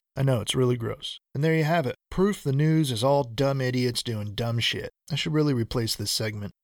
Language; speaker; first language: English; early bilingual, other home language; Spanish